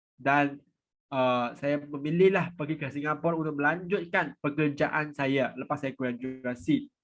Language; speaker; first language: Malay; non-native, fluent; Vietnamese